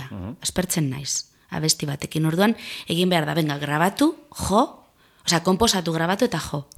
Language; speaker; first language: Basque; non-native, local second language; Spanish